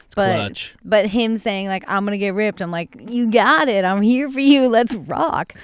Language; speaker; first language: English; native; English